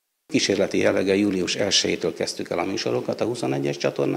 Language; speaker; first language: Hungarian; native; Hungarian